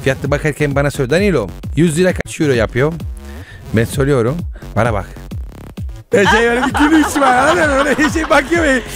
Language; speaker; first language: Turkish; non-native, learner; Italian